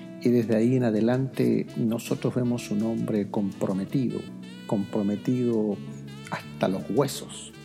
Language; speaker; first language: Spanish; native; Spanish